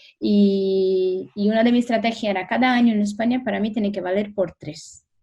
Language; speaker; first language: Spanish; non-native, fluent; Portuguese